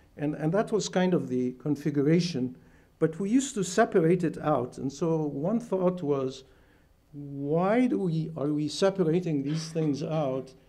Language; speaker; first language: English; non-native, fluent; Arabic